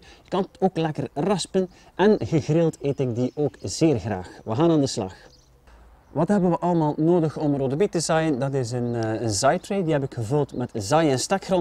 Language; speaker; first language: Dutch; native; Dutch